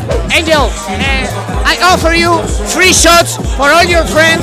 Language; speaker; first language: English; non-native, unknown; Spanish